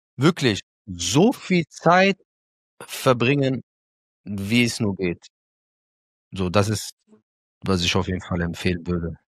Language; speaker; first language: German; early bilingual, other home language; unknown